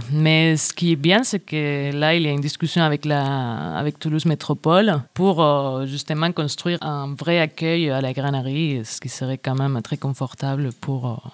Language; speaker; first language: French; non-native, fluent; Spanish